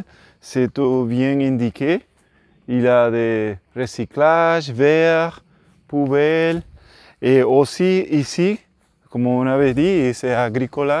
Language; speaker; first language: French; non-native, learner; English